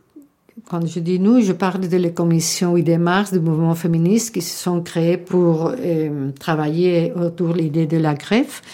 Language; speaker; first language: French; non-native, fluent; Spanish